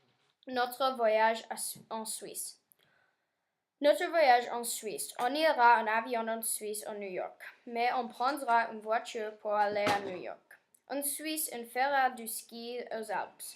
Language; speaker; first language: French; non-native, learner; English